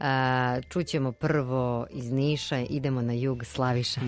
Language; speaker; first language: Croatian; native; Croatian